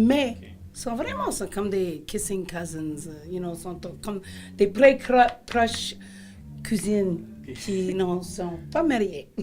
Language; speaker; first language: French; non-native, fluent; English